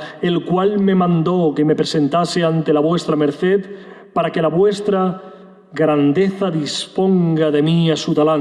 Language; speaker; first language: Spanish; native; Spanish